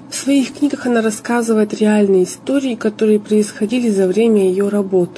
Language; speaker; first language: Russian; native; Russian